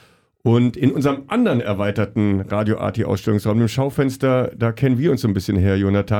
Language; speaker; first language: German; native; German